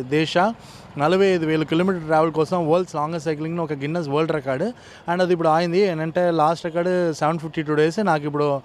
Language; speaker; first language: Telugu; non-native, learner; Tamil